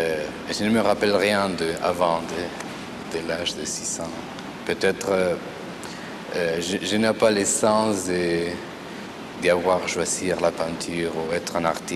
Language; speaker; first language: French; non-native, fluent; Spanish